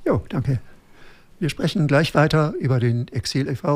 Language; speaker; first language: German; native; German